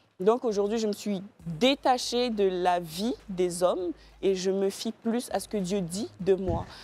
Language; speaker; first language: French; native; French